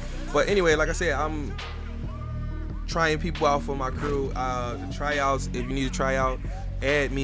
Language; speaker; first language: English; native; English